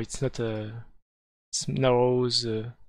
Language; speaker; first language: English; non-native, fluent; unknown